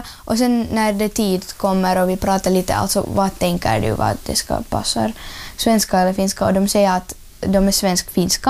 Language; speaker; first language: Swedish; non-native, learner; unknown